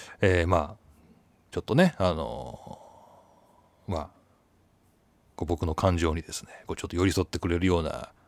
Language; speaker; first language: Japanese; native; Japanese